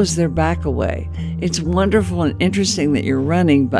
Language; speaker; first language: English; native; English